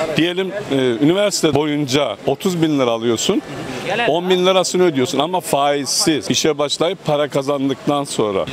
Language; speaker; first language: Turkish; native; Turkish